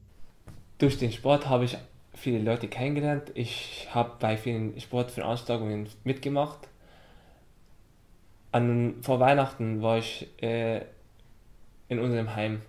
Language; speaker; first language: German; non-native, fluent; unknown